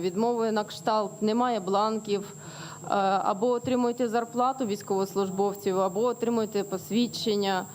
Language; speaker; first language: Ukrainian; native; Ukrainian